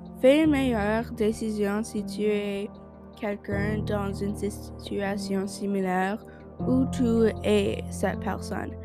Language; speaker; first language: French; non-native, learner; English